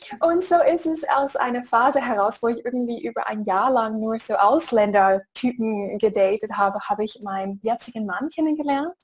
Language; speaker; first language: German; non-native, fluent; English